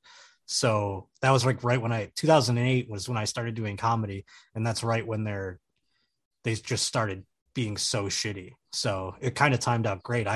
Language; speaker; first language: English; native; English